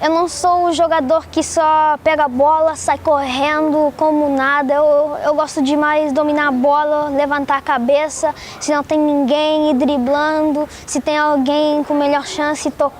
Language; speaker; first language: Portuguese; early bilingual, heritage; Portuguese